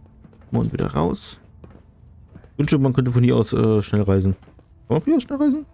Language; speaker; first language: German; native; German